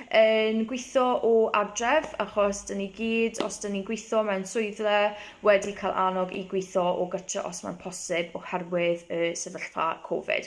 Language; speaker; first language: Welsh; non-native, local second language; English